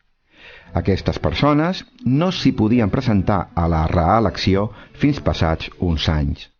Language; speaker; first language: Catalan; native; Catalan